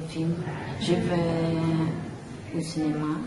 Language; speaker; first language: French; non-native, learner; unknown